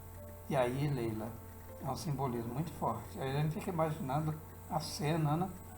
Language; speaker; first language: Portuguese; native; Portuguese